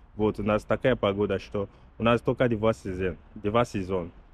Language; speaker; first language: Russian; non-native, learner; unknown